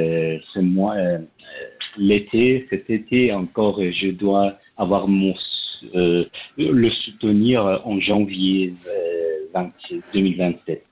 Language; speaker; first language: French; non-native, fluent; Persian